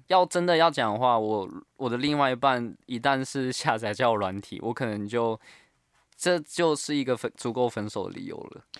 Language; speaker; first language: Chinese; native; Chinese